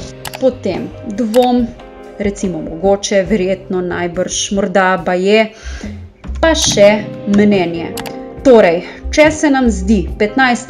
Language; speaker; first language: Slovenian; native; Slovenian